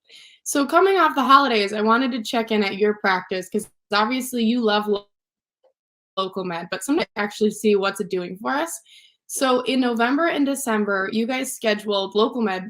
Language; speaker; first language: English; native; English